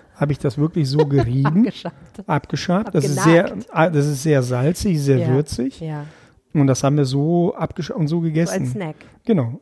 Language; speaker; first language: German; early bilingual, other home language; Russian